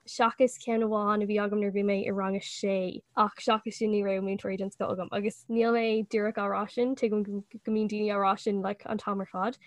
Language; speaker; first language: Irish; non-native, local second language; English